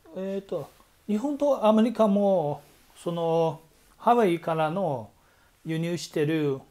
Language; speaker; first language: Japanese; non-native, fluent; Chinese